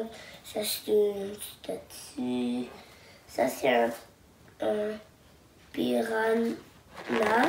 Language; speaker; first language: French; non-native, local second language; English